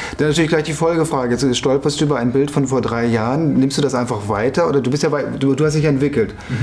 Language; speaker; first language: German; native; German